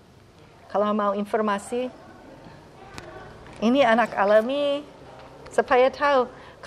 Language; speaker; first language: Indonesian; non-native, fluent; English